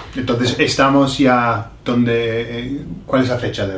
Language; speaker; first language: Spanish; non-native, fluent; English